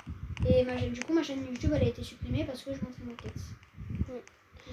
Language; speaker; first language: French; native; French